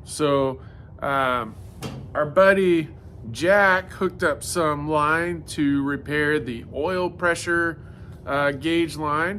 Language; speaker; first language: English; native; English